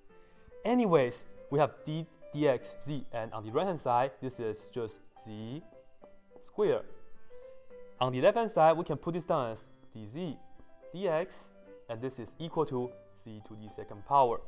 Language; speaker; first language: English; non-native, fluent; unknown